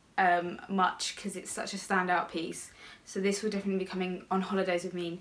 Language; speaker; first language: English; native; English